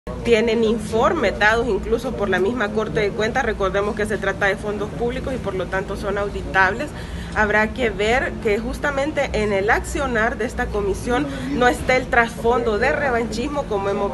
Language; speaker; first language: Spanish; native; Spanish